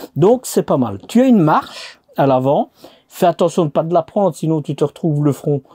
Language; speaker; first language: French; native; French